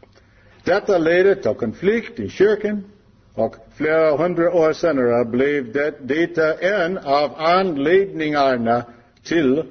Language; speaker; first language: Swedish; non-native, learner; English